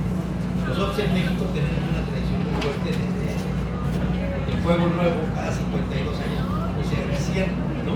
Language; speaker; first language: Spanish; native; Spanish